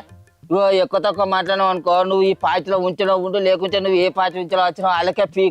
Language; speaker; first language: Telugu; native; Telugu